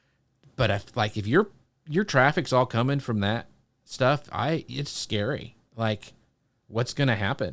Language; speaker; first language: English; native; English